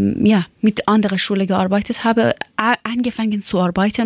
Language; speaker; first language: German; non-native, learner; Persian